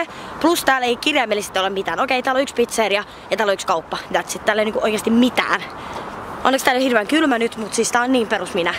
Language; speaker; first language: Finnish; native; Finnish